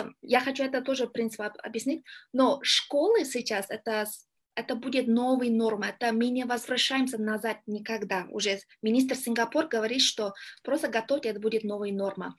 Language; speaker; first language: Russian; non-native, learner; Kyrgyz